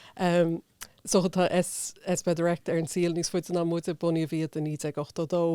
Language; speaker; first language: Irish; non-native, local second language; English